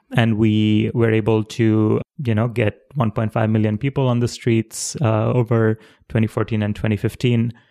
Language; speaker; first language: English; non-native, local second language; Bangla